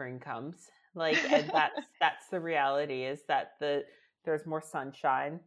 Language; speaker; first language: English; native; English